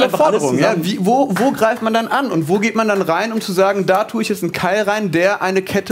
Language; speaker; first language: German; native; German